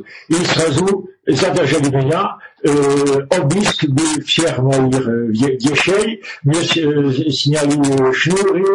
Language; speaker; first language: Russian; non-native, learner; French